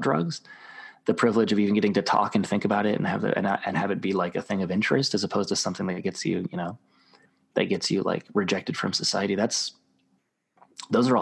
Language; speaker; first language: English; native; English